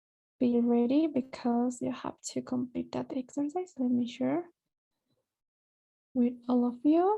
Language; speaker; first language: English; non-native, fluent; Spanish